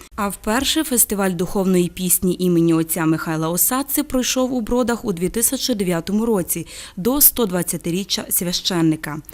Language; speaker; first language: Ukrainian; native; Ukrainian